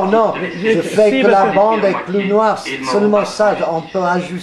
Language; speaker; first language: French; non-native, fluent; English